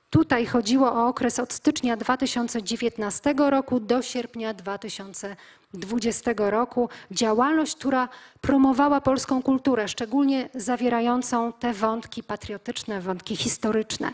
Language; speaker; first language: Polish; native; Polish